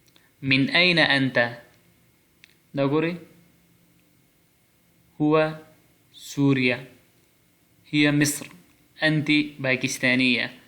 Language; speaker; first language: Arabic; non-native, fluent; Pashto